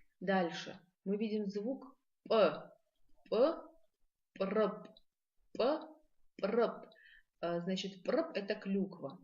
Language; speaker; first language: Russian; non-native, local second language; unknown